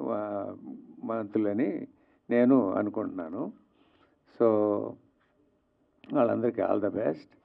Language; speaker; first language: Telugu; native; Telugu